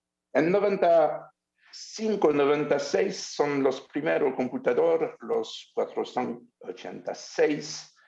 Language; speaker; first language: Spanish; non-native, learner; French